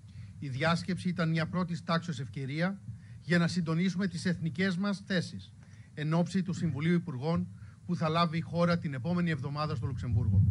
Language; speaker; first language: Greek; native; Greek